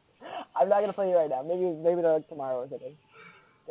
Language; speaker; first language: English; native; English